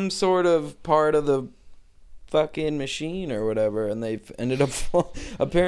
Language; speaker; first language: English; native; English